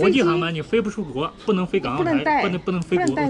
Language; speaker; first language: Chinese; native; Chinese